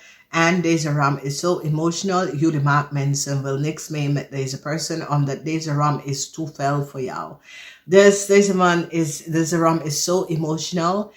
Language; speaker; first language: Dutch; non-native, fluent; English